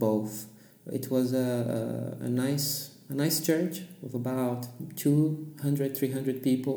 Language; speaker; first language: English; non-native, fluent; Portuguese